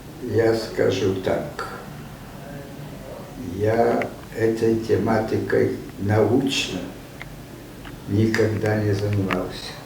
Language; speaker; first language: Russian; non-native, fluent; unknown